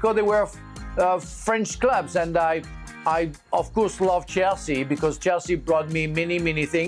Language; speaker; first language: English; non-native, fluent; French